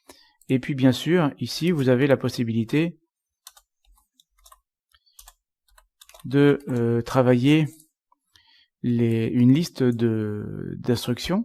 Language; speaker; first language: French; native; French